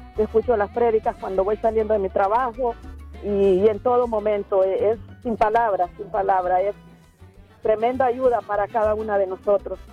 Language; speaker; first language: Spanish; native; Spanish